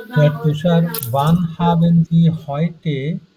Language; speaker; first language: German; non-native, fluent; Bangla